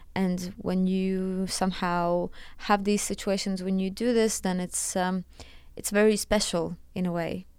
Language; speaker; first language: English; non-native, fluent; Latvian